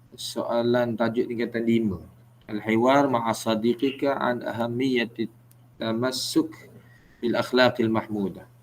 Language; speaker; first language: Malay; native; Malay